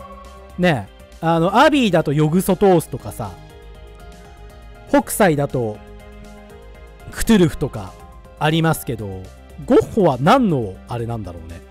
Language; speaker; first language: Japanese; native; Japanese